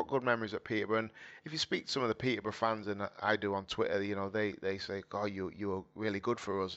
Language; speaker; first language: English; native; English